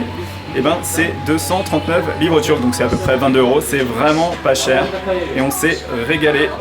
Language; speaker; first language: French; native; French